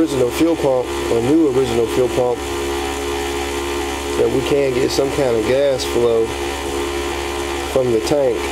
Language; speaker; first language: English; native; English